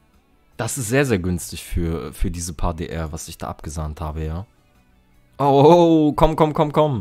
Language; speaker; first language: German; native; German